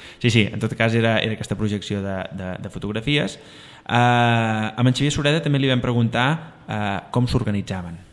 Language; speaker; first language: Catalan; native; Catalan